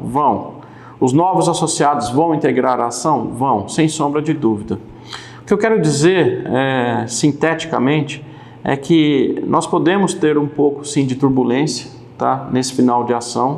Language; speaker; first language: Portuguese; native; Portuguese